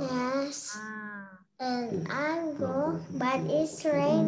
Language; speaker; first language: English; non-native, learner; Indonesian